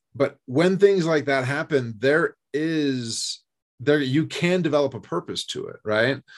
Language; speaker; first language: English; native; English